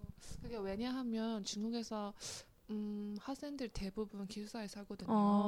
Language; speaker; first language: Korean; non-native, fluent; Chinese